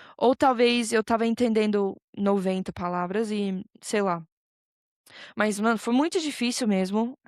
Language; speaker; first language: Portuguese; non-native, fluent; English